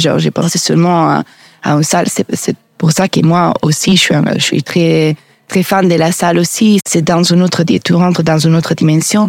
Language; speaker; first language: French; non-native, learner; Italian